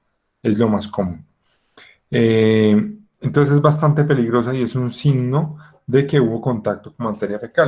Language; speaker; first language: Spanish; native; Spanish